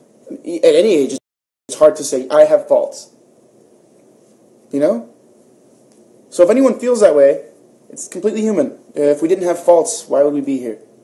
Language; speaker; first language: English; early bilingual, other home language; Spanish